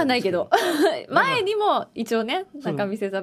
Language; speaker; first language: Japanese; native; Japanese